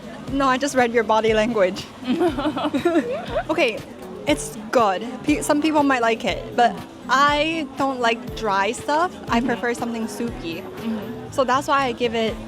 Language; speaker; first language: English; native; English